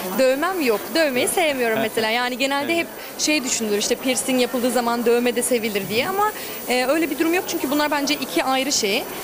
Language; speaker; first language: Turkish; early bilingual, heritage; Turkish